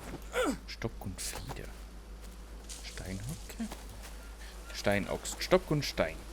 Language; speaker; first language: German; native; German